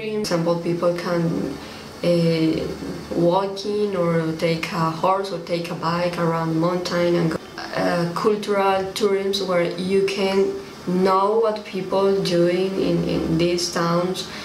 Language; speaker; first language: English; non-native, learner; Spanish